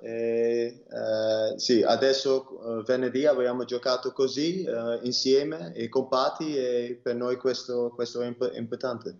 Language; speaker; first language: Italian; non-native, learner; Dutch